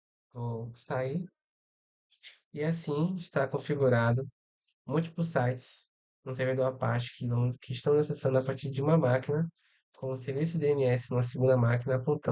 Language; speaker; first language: Portuguese; native; Portuguese